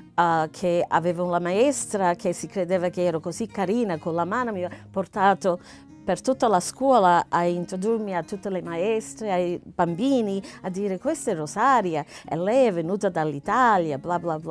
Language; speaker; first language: Italian; early bilingual, heritage; Italian